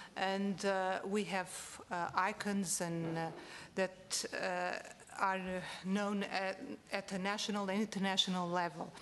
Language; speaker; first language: English; non-native, fluent; Portuguese